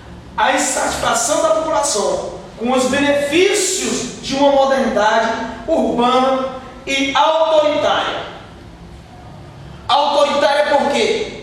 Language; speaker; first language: Portuguese; native; Portuguese